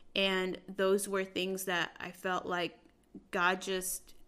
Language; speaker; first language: English; early bilingual, other home language; Spanish